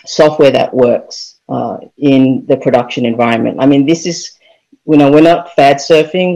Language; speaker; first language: English; native; English